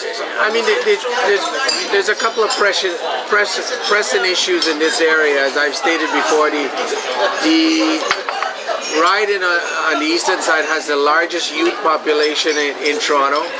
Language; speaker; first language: English; native; English